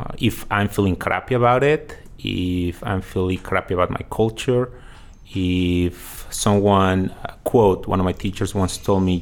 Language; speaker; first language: English; non-native, fluent; Spanish